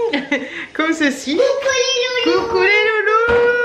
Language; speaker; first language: French; native; French